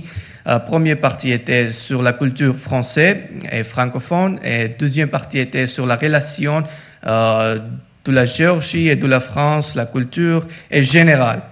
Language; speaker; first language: French; non-native, learner; Georgian